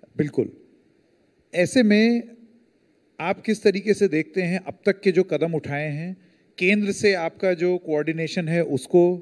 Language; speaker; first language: Hindi; native; Hindi